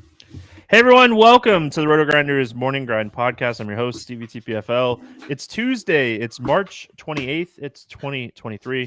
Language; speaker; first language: English; native; English